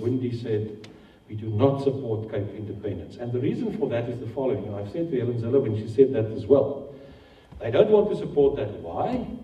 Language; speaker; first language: English; non-native, local second language; Afrikaans